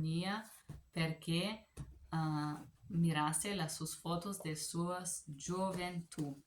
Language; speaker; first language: Spanish; non-native, learner; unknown